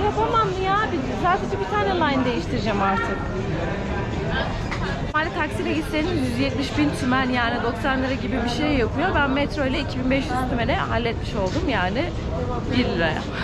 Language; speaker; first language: Turkish; native; Turkish